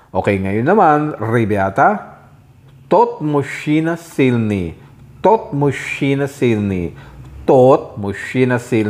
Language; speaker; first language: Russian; non-native, fluent; Filipino